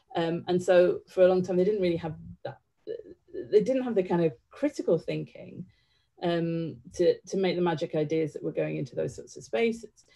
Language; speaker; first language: English; native; English